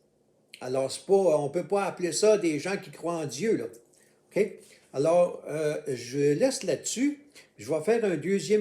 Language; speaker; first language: French; native; French